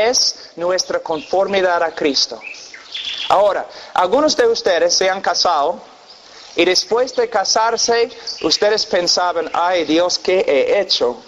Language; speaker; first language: Spanish; non-native, fluent; English